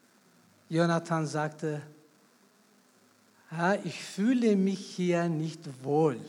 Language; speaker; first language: German; non-native, fluent; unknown